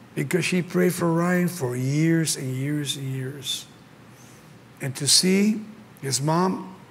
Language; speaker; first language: English; early bilingual, other home language; Spanish